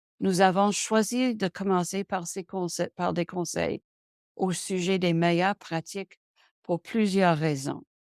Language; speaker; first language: French; non-native, local second language; English